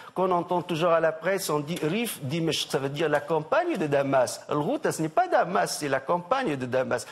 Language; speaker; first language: French; non-native, local second language; Arabic